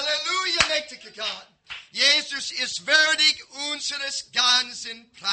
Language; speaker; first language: German; non-native, learner; English